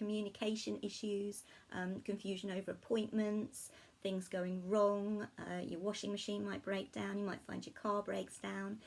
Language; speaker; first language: English; native; English